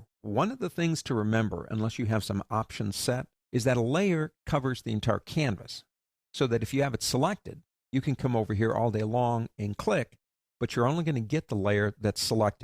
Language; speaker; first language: English; native; English